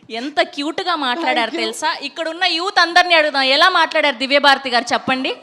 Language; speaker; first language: Telugu; native; Telugu